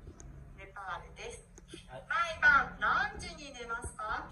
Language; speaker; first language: Japanese; non-native, learner; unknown